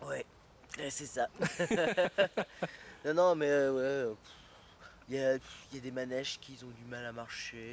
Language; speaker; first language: French; native; French